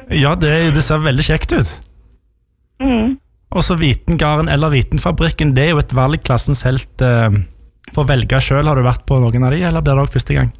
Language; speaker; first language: Norwegian; native; Norwegian